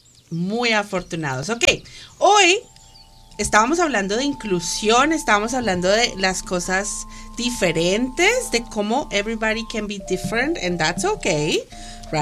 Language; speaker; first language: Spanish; early bilingual, other home language; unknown